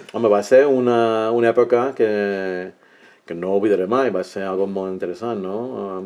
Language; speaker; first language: Catalan; early bilingual, heritage; Catalan